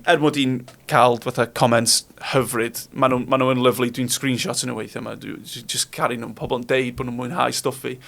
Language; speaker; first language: Welsh; non-native, local second language; English